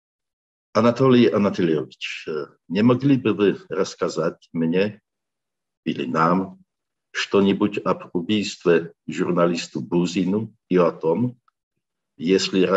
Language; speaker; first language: Russian; non-native, learner; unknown